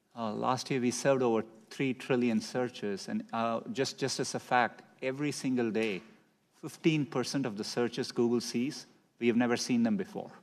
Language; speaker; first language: English; non-native, local second language; Tamil